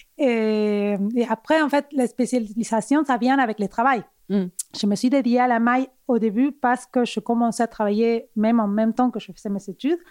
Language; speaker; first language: French; non-native, fluent; Spanish